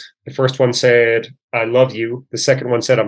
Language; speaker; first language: English; native; English